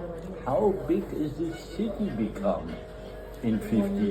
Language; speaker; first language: English; non-native, fluent; German